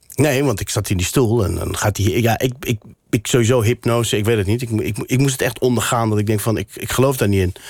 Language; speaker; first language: Dutch; non-native, local second language; Berber languages